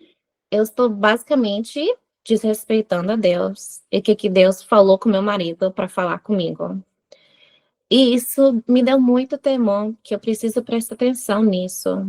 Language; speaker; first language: Portuguese; non-native, fluent; English